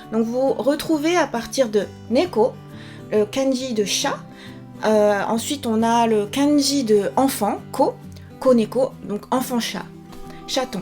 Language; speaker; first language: French; native; French